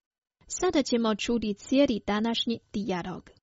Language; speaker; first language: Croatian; non-native, fluent; Chinese